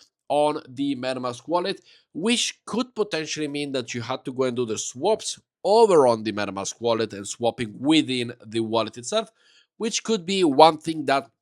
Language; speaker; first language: English; non-native, fluent; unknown